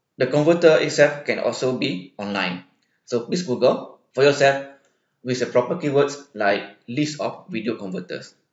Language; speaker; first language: English; non-native, local second language; Malay